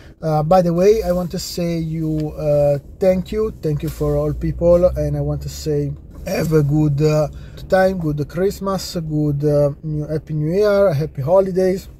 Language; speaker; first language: English; non-native, learner; Italian